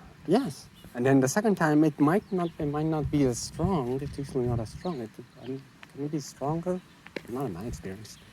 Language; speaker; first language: English; non-native, fluent; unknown